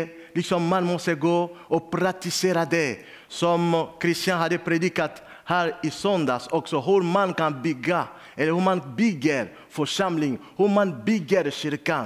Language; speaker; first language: Swedish; non-native, learner; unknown